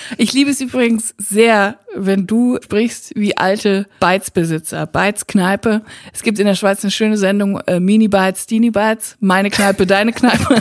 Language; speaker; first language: German; native; German